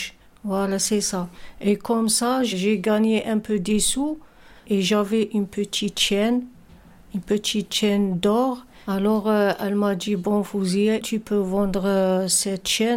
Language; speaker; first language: French; non-native, learner; Arabic